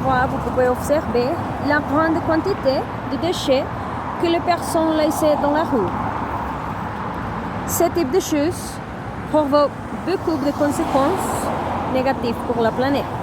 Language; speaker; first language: French; non-native, learner; Spanish